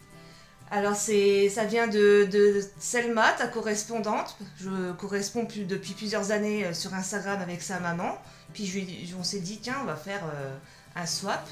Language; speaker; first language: French; native; French